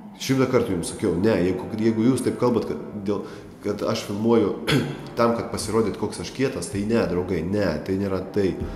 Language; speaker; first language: Lithuanian; non-native, local second language; Russian